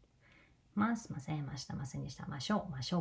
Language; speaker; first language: Japanese; non-native, fluent; English